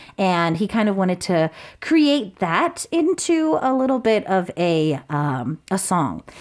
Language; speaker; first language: English; early bilingual, other home language; Korean